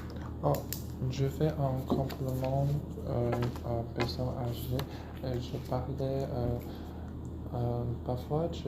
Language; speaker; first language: French; non-native, learner; Chinese